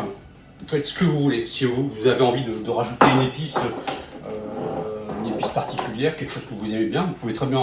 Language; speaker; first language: French; native; French